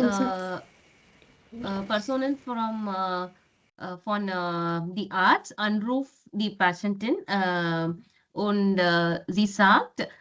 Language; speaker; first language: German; non-native, learner; Tamil